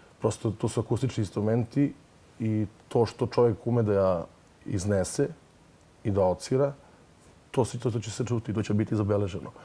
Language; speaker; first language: Serbian; native; Serbian